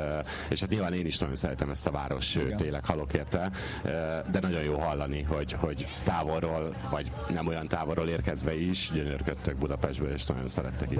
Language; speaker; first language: Hungarian; native; Hungarian